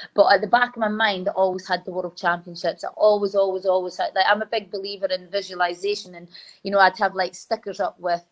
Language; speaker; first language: English; native; English